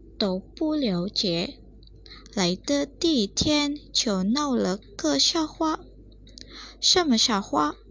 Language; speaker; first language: Chinese; non-native, learner; Indonesian